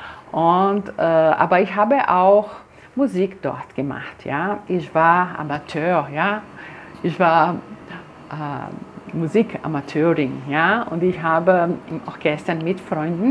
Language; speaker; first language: German; non-native, fluent; Portuguese